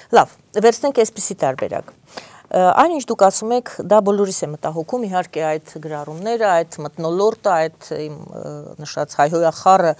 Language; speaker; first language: Armenian; native; Armenian